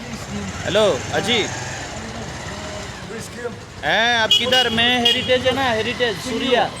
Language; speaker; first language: Hindi; non-native, learner; Bangla